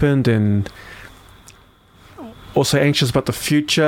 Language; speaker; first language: English; native; English